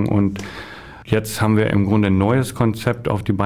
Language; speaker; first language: German; native; German